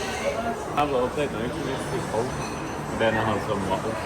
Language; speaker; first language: English; native; English